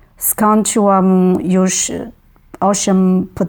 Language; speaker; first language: Polish; non-native, learner; Chinese